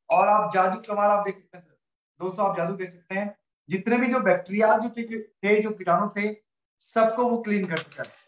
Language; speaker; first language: Hindi; native; Hindi